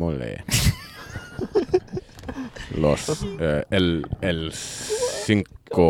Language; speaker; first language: Spanish; non-native, learner; English